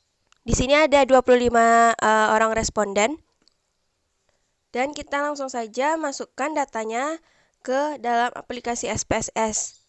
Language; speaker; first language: Indonesian; native; Indonesian